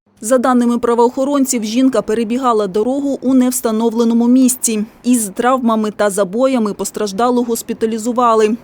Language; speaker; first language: Ukrainian; native; Ukrainian